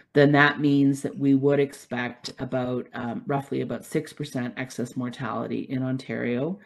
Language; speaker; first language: English; native; English